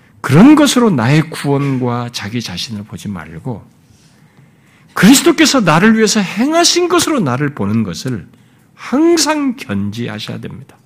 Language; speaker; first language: Korean; native; Korean